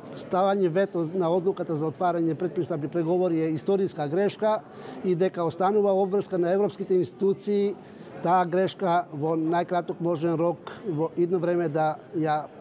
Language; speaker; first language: Macedonian; non-native, local second language; Albanian